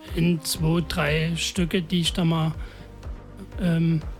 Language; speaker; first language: German; native; German